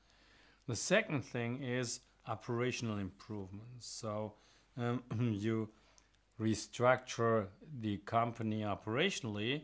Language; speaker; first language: English; non-native, fluent; German